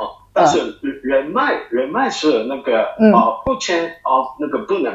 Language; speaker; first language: Chinese; non-native, fluent; Japanese